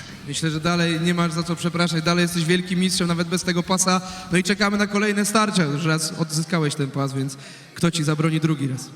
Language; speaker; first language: Polish; native; Polish